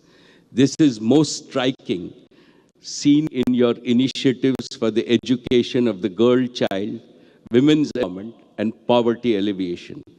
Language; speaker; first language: English; non-native, local second language; Gujarati